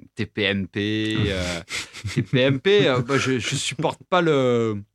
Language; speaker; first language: French; native; French